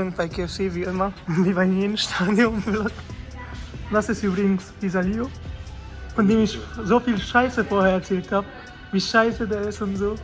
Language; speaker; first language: German; native; German